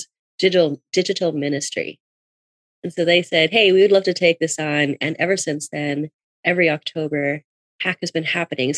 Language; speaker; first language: English; native; English